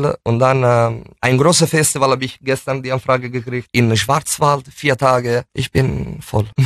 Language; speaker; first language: German; non-native, fluent; Italian